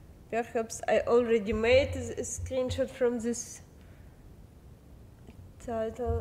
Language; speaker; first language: English; non-native, learner; Belarusian